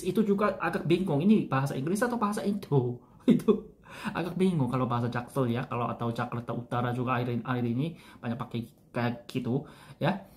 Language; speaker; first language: Indonesian; non-native, fluent; Korean